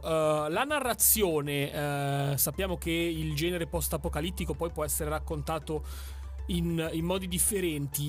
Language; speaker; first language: Italian; native; Italian